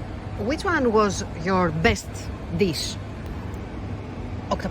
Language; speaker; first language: English; non-native, fluent; Greek